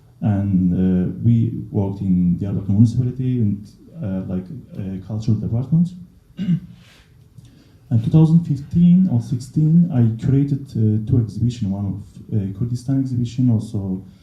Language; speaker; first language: English; non-native, learner; Kurdish